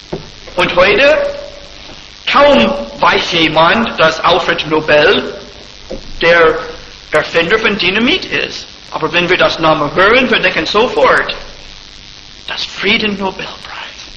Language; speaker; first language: German; non-native, fluent; English